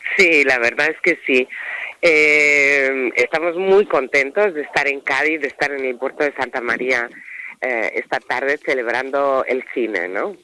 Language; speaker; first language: Spanish; native; Spanish